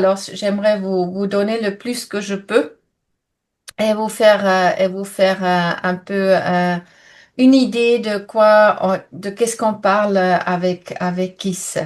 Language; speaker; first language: French; non-native, fluent; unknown